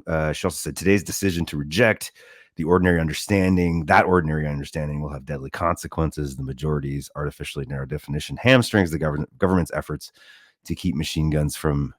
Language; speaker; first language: English; native; English